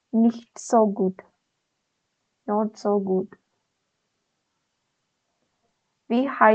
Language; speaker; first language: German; non-native, learner; Malayalam